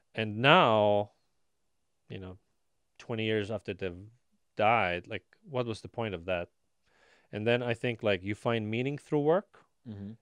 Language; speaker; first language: English; non-native, fluent; Estonian